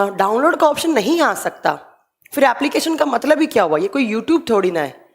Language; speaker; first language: Hindi; native; Hindi